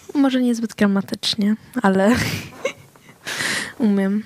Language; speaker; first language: Polish; early bilingual, heritage; Swedish